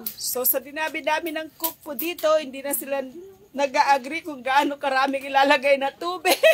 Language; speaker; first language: Filipino; non-native, local second language; Iloko